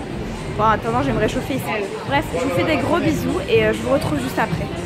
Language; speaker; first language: French; native; French